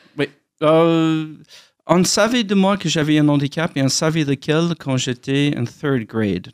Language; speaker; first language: French; non-native, fluent; English